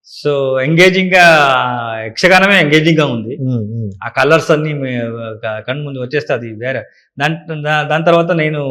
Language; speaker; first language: Telugu; non-native, learner; Kannada